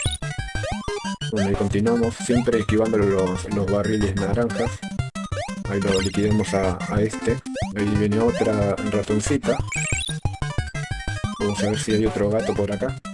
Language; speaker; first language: Spanish; native; Spanish